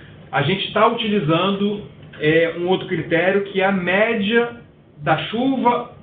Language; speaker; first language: Portuguese; native; Portuguese